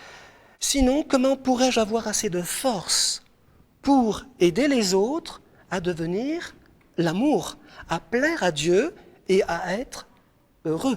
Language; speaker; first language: French; non-native, local second language; Arabic